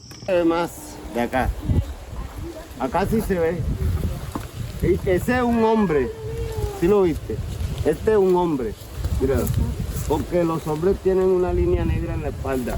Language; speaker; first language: Spanish; native; Spanish